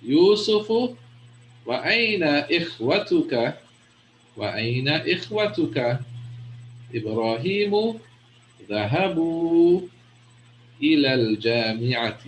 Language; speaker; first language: Arabic; non-native, fluent; English